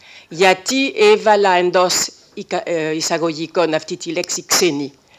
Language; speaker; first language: Greek; non-native, fluent; French